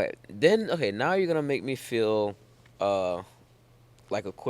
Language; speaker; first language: English; native; English